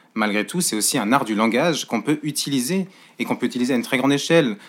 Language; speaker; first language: French; native; French